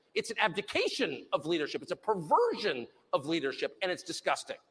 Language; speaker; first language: English; native; English